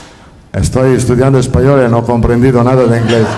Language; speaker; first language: Spanish; non-native, learner; Italian